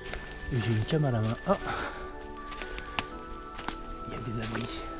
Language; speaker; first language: French; native; French